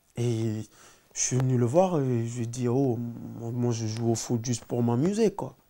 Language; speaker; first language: French; non-native, local second language; Wolof